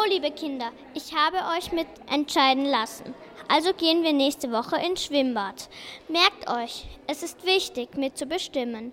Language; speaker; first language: German; native; German